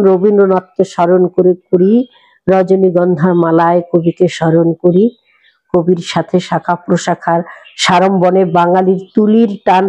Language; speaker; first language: Bangla; native; Bangla